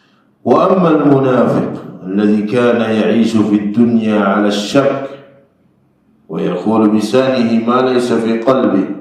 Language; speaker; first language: Arabic; non-native, fluent; Indonesian